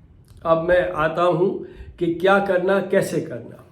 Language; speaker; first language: Hindi; native; Hindi